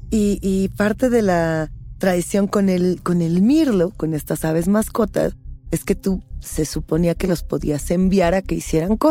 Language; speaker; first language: Spanish; native; Spanish